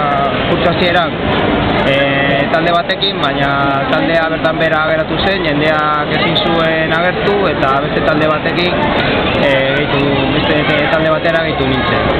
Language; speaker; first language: Basque; non-native, local second language; Spanish